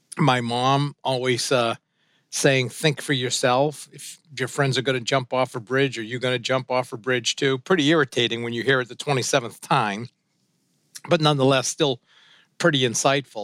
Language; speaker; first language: English; early bilingual, other home language; French